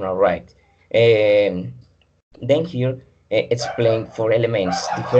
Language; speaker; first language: English; non-native, learner; Spanish